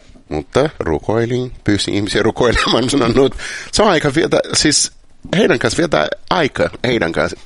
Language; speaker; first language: Finnish; non-native, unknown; Portuguese